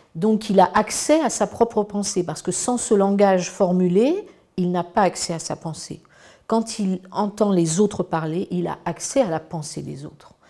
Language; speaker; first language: French; native; French